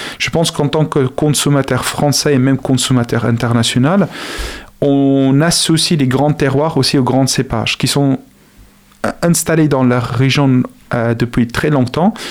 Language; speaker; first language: French; non-native, fluent; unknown